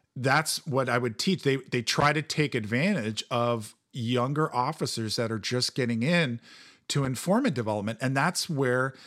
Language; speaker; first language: English; native; English